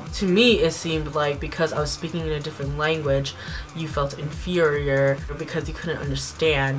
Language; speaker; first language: English; early bilingual, other home language; Hmong